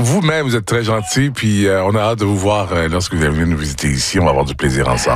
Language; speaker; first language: French; native; French